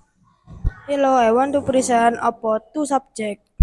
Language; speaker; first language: English; non-native, learner; Indonesian